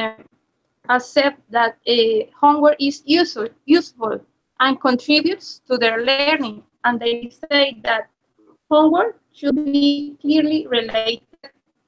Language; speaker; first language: English; non-native, learner; Spanish